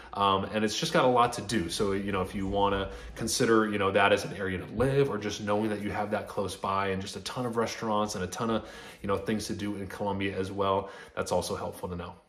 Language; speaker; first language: English; native; English